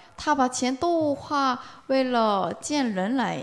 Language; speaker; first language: Chinese; non-native, learner; Korean